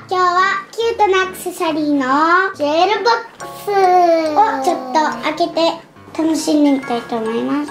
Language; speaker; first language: Japanese; native; Japanese